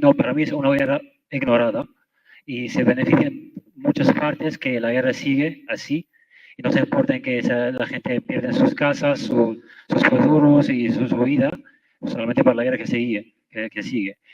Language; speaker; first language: Spanish; non-native, fluent; Arabic